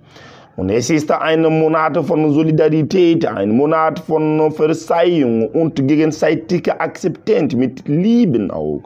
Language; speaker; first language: German; non-native, learner; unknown